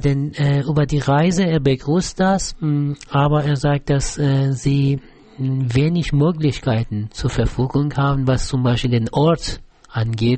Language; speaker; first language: German; non-native, fluent; Persian